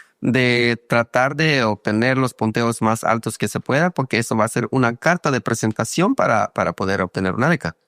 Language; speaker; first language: Spanish; non-native, local second language; Kaqchikel